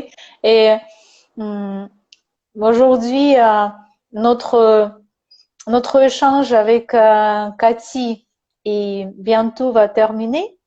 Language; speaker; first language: French; non-native, learner; Russian